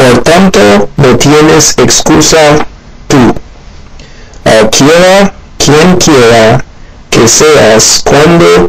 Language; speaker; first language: Spanish; non-native, learner; Haitian Creole